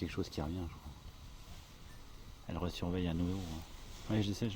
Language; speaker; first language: French; native; French